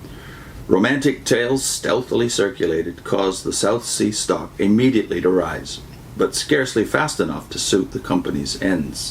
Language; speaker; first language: English; native; English